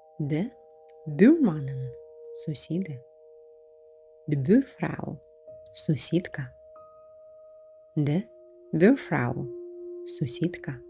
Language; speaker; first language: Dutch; non-native, fluent; Ukrainian